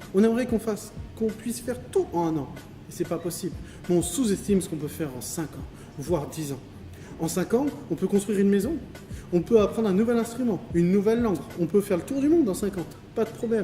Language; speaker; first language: French; native; French